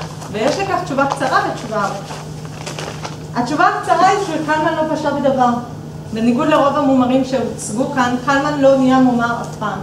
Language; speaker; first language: Hebrew; native; Hebrew